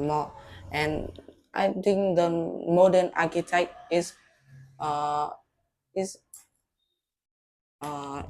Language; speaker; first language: English; non-native, learner; Vietnamese